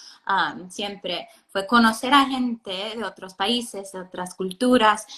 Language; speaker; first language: Spanish; non-native, fluent; English